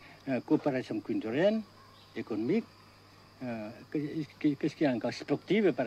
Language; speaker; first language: French; non-native, fluent; Vietnamese